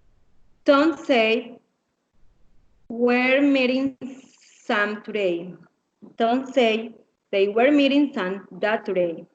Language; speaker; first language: English; non-native, learner; Spanish